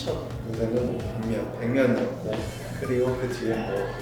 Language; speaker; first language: Korean; non-native, fluent; English